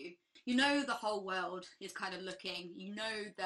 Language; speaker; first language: English; native; English